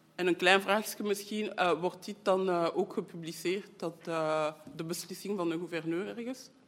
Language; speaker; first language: Dutch; native; Dutch